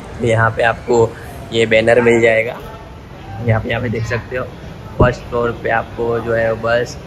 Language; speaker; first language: Hindi; non-native, local second language; Gujarati